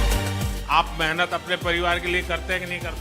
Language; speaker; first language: Hindi; non-native, local second language; Gujarati